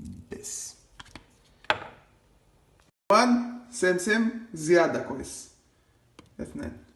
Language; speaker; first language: Arabic; non-native, learner; Greek